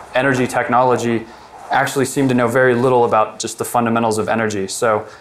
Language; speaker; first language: English; native; English